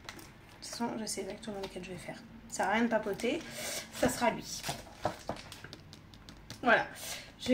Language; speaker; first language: French; native; French